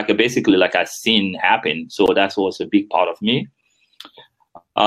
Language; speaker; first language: English; non-native, fluent; French